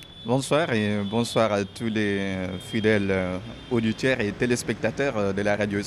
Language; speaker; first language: French; non-native, local second language; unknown